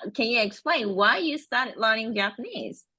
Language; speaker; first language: English; non-native, fluent; Japanese